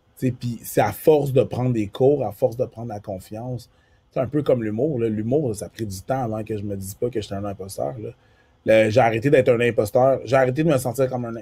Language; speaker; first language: French; early bilingual, other home language; Haitian Creole